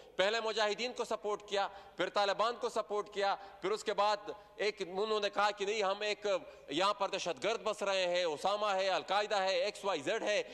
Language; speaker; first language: Urdu; non-native, local second language; Pashto